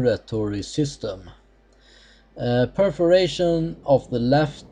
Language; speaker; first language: English; non-native, fluent; Swedish